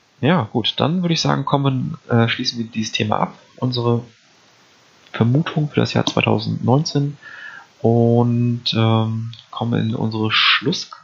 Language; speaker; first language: German; native; German